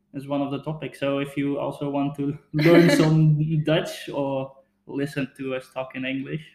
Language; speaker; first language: English; non-native, fluent; Dutch